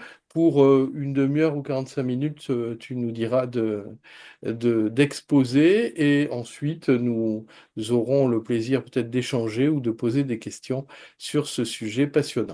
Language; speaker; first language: French; native; French